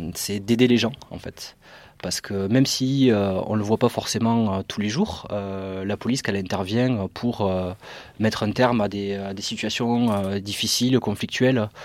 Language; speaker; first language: French; native; French